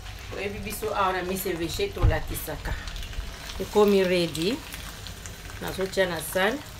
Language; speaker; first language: French; non-native, local second language; Lingala